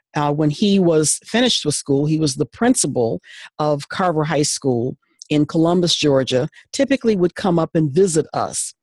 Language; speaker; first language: English; native; English